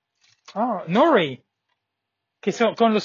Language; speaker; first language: Spanish; non-native, learner; English